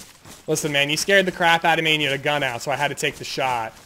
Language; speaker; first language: English; native; English